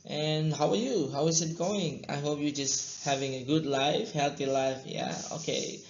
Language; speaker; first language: English; non-native, fluent; Indonesian